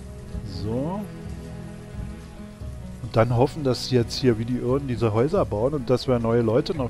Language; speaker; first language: German; native; German